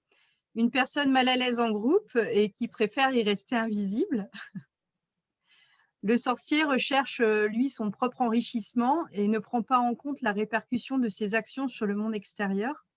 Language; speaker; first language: French; native; French